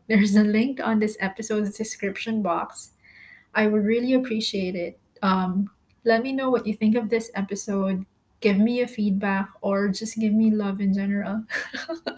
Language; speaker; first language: English; non-native, local second language; Filipino